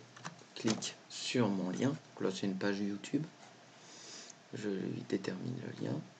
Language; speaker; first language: French; native; French